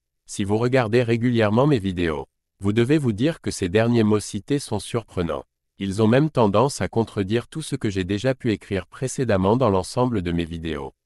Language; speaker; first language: French; native; French